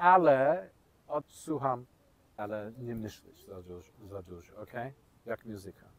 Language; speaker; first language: Polish; non-native, learner; English